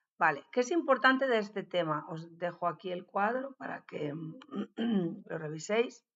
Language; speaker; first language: Spanish; native; Spanish